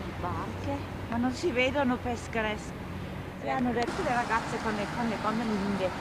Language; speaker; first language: Italian; non-native, learner; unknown